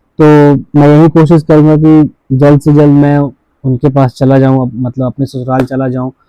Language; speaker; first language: Hindi; native; Hindi